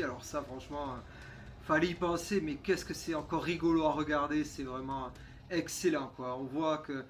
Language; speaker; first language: French; native; French